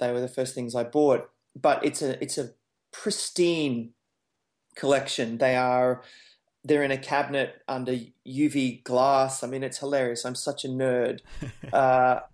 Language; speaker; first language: English; native; English